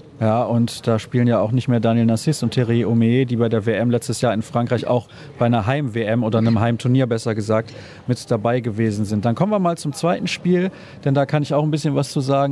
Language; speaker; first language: German; native; German